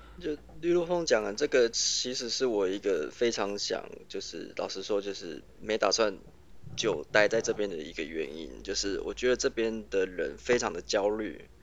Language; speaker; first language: Chinese; native; Chinese